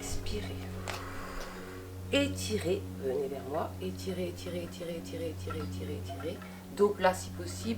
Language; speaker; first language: French; native; French